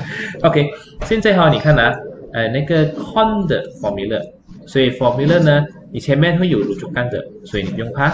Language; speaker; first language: Chinese; native; Chinese